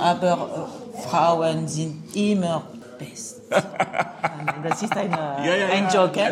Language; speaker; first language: German; non-native, learner; French